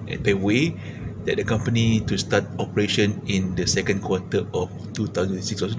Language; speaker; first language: English; non-native, local second language; Malay